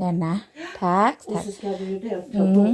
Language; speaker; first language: Swedish; non-native, learner; Thai